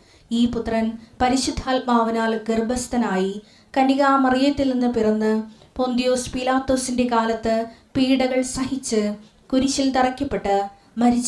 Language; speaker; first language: Malayalam; native; Malayalam